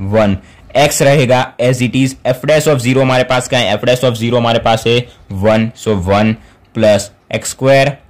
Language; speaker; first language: Hindi; non-native, local second language; Gujarati